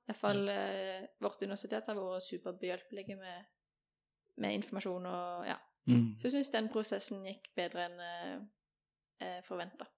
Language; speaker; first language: Norwegian; native; Norwegian